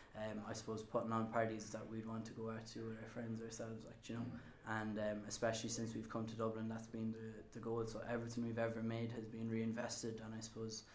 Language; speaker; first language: English; native; English